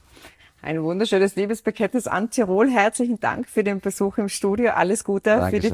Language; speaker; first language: German; native; German